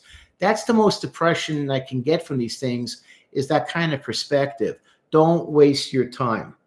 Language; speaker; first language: English; native; English